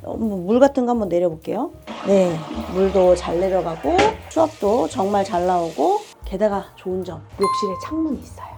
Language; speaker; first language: Korean; native; Korean